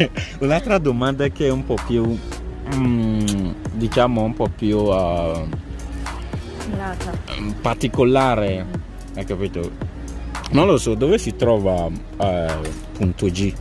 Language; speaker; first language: Italian; non-native, fluent; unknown